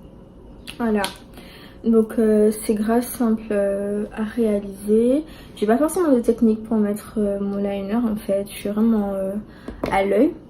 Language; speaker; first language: French; native; French